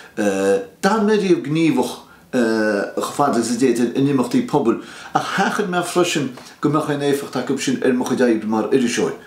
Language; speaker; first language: Irish; native; Irish